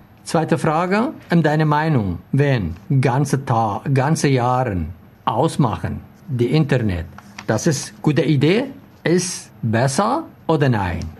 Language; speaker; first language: German; non-native, learner; Arabic